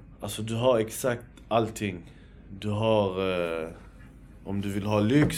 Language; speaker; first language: Swedish; early bilingual, other home language; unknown